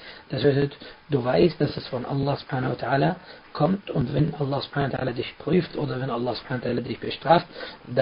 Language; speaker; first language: German; non-native, fluent; Arabic